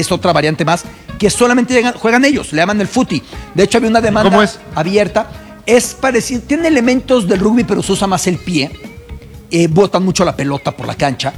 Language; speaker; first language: Spanish; native; Spanish